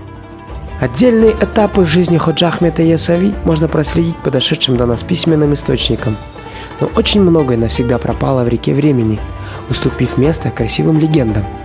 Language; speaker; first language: Russian; native; Russian